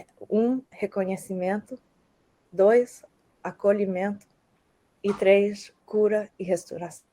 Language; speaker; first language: Portuguese; early bilingual, heritage; Portuguese